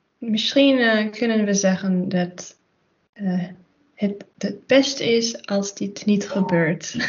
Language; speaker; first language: Dutch; non-native, learner; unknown